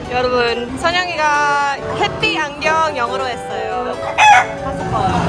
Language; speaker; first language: Korean; early bilingual, heritage; English